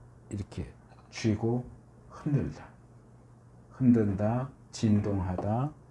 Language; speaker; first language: Korean; native; Korean